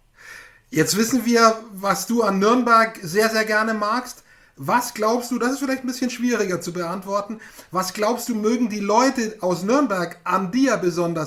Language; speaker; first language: German; native; German